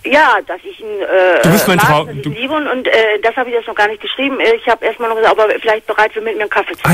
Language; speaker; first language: German; native; German